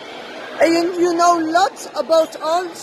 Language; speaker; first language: English; non-native, learner; French